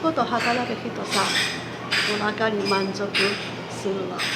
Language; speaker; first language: Japanese; non-native, learner; Chinese